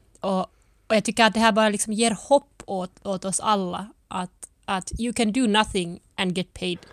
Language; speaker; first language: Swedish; early bilingual, other home language; Finnish